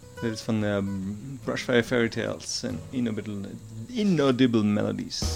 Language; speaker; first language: Dutch; non-native, learner; German